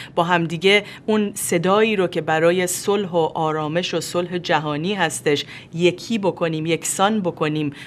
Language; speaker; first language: Persian; native; Persian